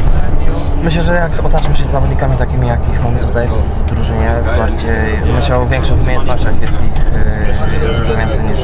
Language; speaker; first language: Polish; native; Polish